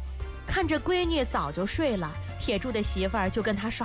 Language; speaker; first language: Chinese; native; Chinese